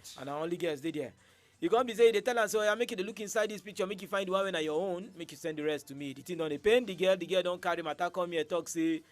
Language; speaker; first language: Nigerian Pidgin; native; Nigerian Pidgin